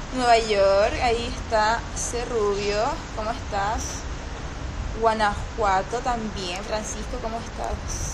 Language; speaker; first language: Spanish; native; Spanish